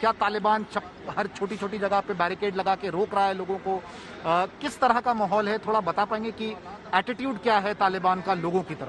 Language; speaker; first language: Hindi; native; Hindi